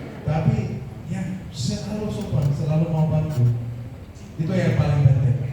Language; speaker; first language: Indonesian; non-native, fluent; Danish